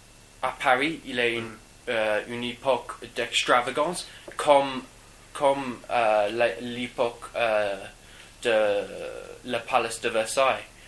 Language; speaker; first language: French; non-native, learner; English